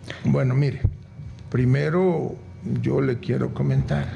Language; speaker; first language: Spanish; native; Spanish